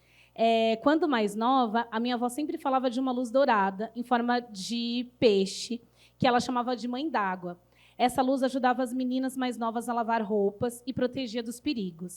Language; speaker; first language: Portuguese; native; Portuguese